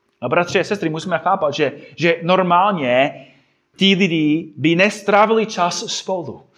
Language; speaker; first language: Czech; non-native, fluent; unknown